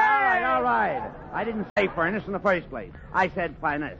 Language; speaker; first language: English; native; English